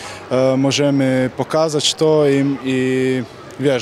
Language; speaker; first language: Polish; non-native, learner; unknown